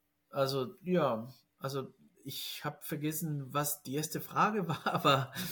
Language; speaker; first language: German; non-native, fluent; Spanish